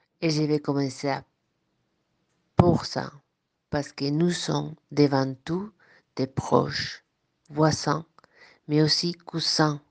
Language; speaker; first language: French; non-native, fluent; Spanish